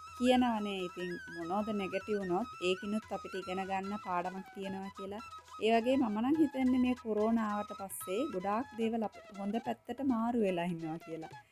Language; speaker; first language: Sinhala; non-native, local second language; Tamil